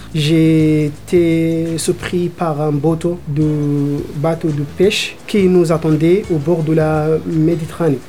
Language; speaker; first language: French; non-native, learner; Arabic